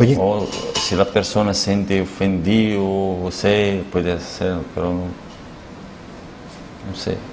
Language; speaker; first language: Spanish; non-native, learner; Arabic